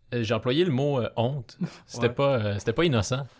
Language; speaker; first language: French; native; French